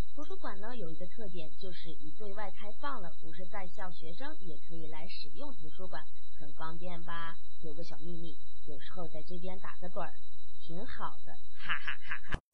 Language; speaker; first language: Chinese; non-native, fluent; Mongolian